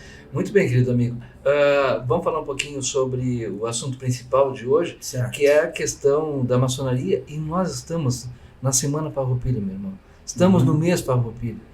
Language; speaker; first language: Portuguese; native; Portuguese